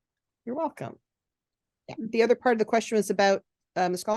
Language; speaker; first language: English; native; English